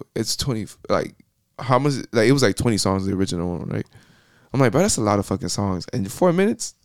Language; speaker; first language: English; early bilingual, other home language; Spanish